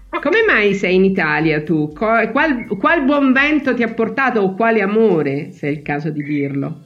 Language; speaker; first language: Italian; native; Italian